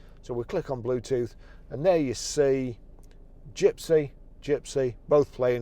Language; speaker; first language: English; native; English